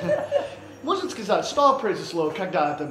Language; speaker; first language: Russian; non-native, learner; English